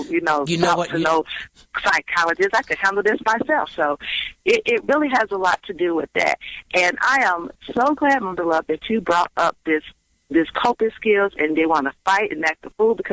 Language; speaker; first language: English; native; English